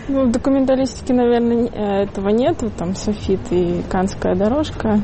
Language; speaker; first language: Russian; native; Russian